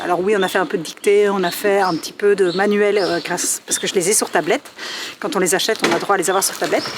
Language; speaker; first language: French; native; French